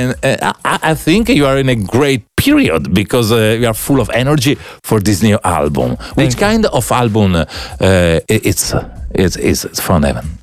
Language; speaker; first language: English; non-native, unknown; Italian